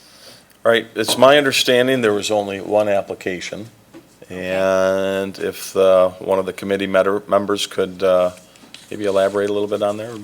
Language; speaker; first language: English; native; English